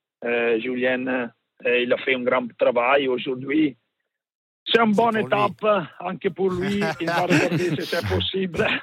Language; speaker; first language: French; non-native, learner; Italian